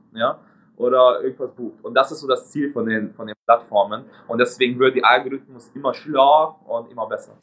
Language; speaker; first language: German; non-native, fluent; Hungarian